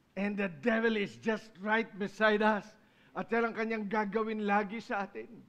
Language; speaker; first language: Filipino; non-native, local second language; Iloko